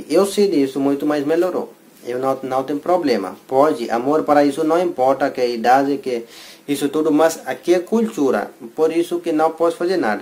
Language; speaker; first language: Portuguese; non-native, learner; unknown